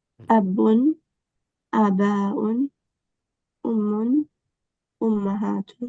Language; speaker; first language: Arabic; non-native, learner; English